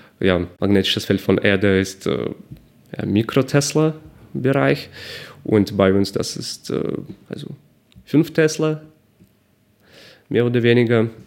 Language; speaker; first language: German; non-native, fluent; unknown